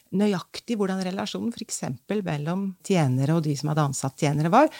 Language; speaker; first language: Norwegian; native; Norwegian